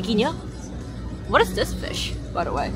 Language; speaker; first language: English; non-native, learner; Korean